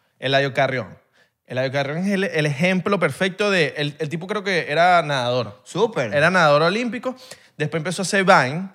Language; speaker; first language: Spanish; native; Spanish